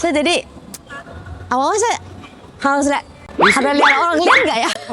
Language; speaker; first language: Indonesian; early bilingual, heritage; Indonesian